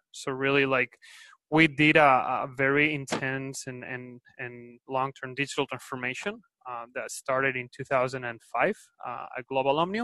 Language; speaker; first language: English; non-native, fluent; Spanish